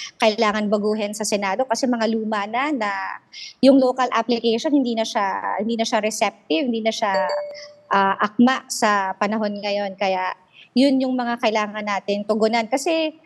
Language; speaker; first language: Filipino; native; Filipino